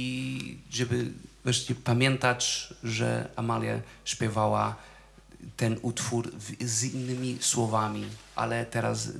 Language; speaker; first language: Polish; non-native, fluent; Portuguese